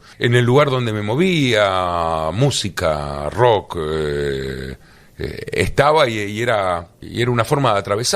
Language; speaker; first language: Spanish; native; Spanish